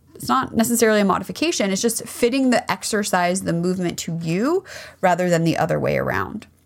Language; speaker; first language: English; native; English